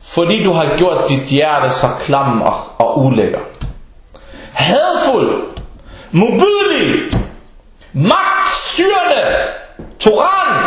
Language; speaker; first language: Danish; non-native, local second language; Arabic